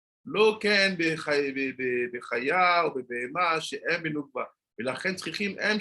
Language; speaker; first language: Hebrew; non-native, fluent; French